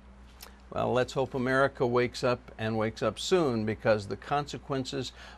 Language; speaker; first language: English; native; English